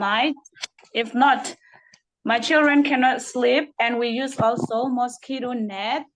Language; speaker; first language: English; non-native, learner; Burmese